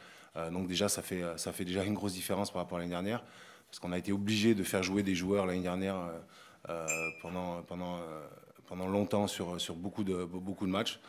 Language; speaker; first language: French; native; French